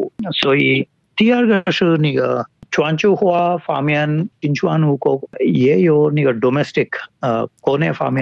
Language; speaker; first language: Chinese; non-native, fluent; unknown